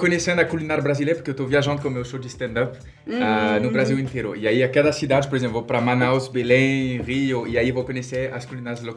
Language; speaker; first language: Portuguese; non-native, fluent; French